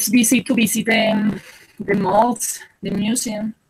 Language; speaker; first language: English; non-native, learner; Spanish